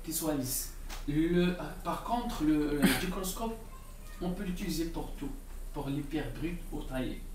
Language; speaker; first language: French; non-native, local second language; Arabic